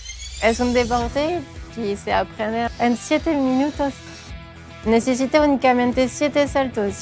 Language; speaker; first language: Spanish; non-native, learner; French